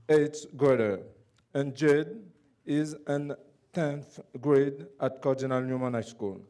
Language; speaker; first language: English; non-native, fluent; Haitian Creole